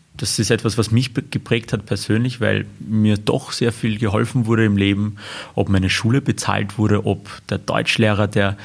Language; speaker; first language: German; early bilingual, other home language; Armenian